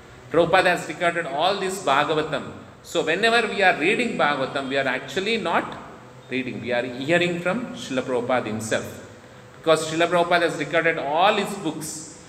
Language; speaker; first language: English; non-native, local second language; Telugu